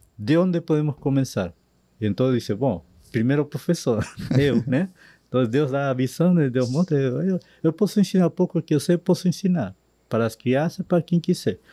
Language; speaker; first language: Portuguese; non-native, fluent; Spanish